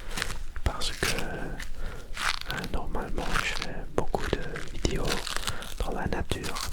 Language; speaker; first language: French; non-native, learner; Dutch